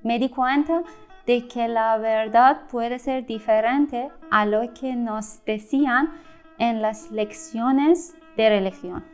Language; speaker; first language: Spanish; non-native, fluent; Persian